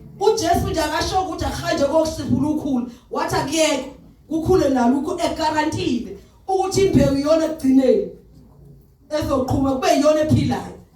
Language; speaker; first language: Zulu; native; Zulu